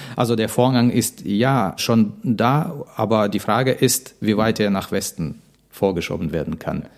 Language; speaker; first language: German; non-native, fluent; Russian